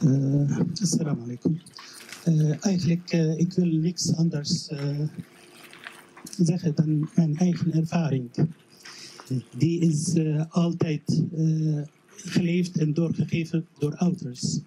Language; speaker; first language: Dutch; non-native, learner; Arabic